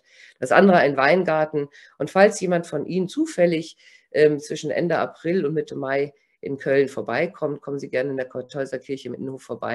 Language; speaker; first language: German; native; German